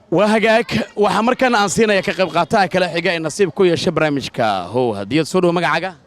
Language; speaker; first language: Somali; native; Somali